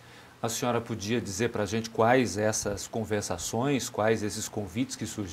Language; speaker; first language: Portuguese; native; Portuguese